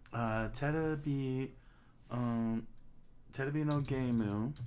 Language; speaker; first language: Japanese; non-native, learner; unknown